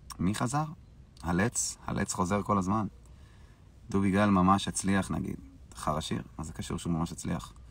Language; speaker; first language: Hebrew; native; Hebrew